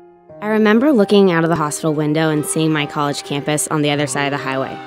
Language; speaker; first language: English; native; English